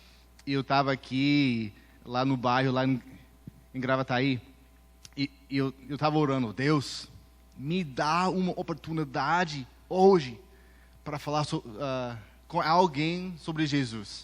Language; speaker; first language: Portuguese; early bilingual, heritage; Portuguese